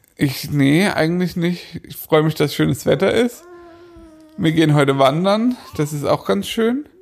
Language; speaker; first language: German; native; German